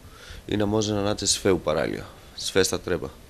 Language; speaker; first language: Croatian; non-native, learner; Greek